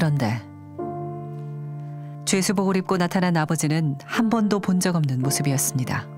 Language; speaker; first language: Korean; native; Korean